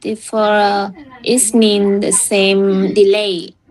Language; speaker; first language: English; non-native, learner; Vietnamese